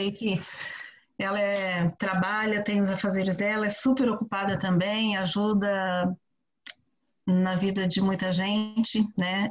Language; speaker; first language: Portuguese; native; Portuguese